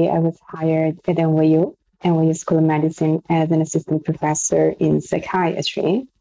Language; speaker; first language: English; non-native, fluent; Italian